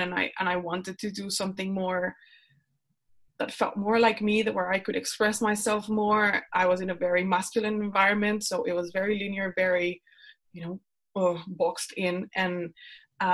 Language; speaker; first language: English; non-native, fluent; Spanish